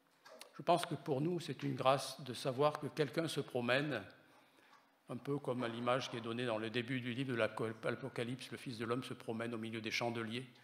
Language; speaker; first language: French; native; French